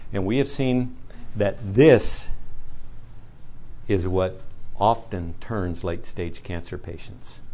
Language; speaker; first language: English; native; English